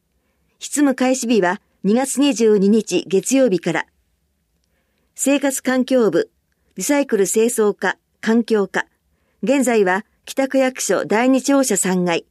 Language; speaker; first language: Japanese; native; Japanese